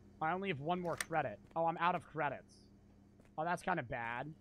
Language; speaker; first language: English; native; English